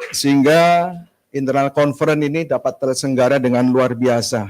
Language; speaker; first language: Indonesian; native; Indonesian